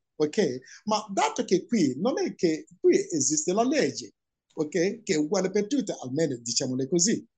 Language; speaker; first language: Italian; non-native, fluent; Igbo